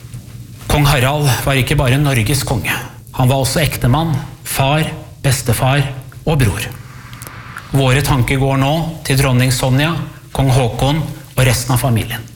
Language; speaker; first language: Norwegian; native; Norwegian